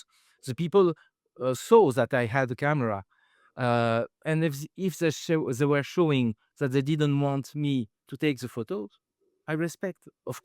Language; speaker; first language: English; non-native, fluent; French